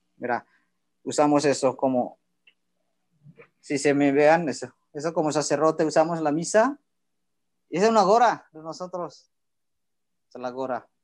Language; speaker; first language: Spanish; non-native, learner; Indonesian